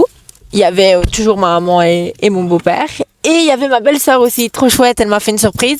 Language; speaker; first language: French; native; French